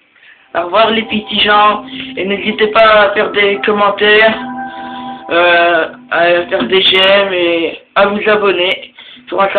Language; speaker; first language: French; native; French